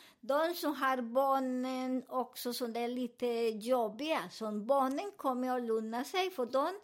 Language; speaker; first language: Swedish; non-native, learner; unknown